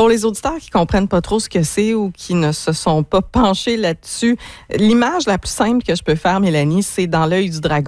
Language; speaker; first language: French; native; French